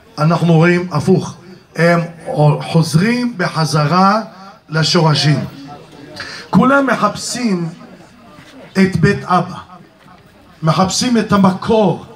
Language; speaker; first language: Hebrew; early bilingual, other home language; Arabic